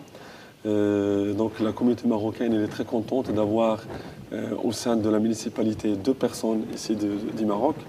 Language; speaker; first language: French; non-native, local second language; Arabic